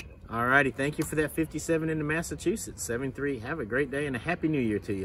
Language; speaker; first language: English; native; English